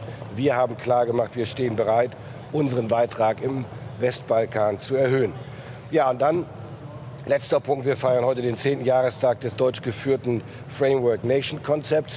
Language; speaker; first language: German; native; German